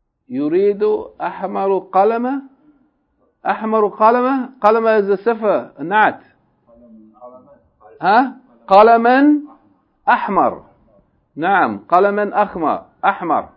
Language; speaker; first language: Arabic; non-native, fluent; English